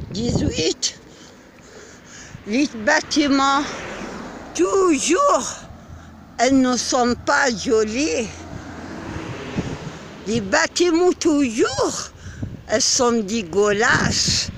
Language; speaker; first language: French; non-native, learner; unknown